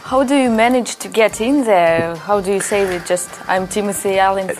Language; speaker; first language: English; non-native, fluent; Russian